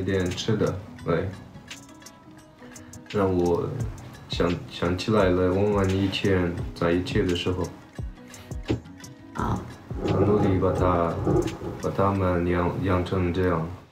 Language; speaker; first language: Chinese; early bilingual, heritage; Chinese